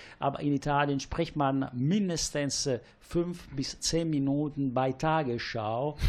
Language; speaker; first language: German; non-native, fluent; Italian